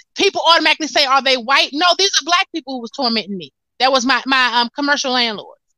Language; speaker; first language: English; native; English